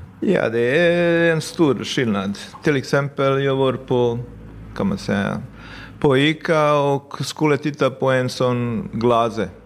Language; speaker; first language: Swedish; non-native, fluent; Bosnian